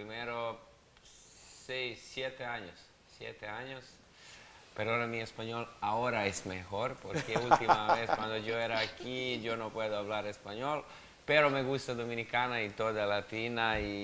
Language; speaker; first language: Spanish; non-native, learner; Serbian